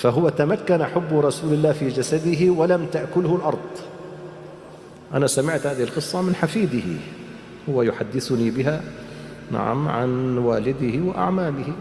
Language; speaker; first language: Arabic; native; Arabic